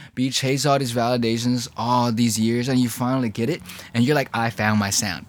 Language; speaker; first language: English; early bilingual, other home language; Chinese